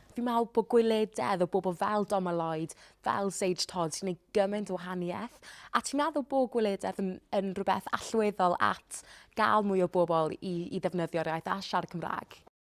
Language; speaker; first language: Welsh; native; Welsh